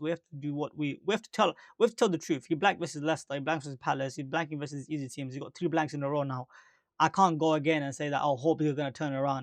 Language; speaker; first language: English; native; English